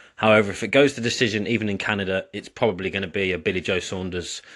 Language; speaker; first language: English; native; English